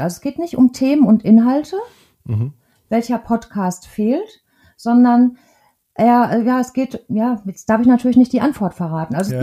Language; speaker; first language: German; native; German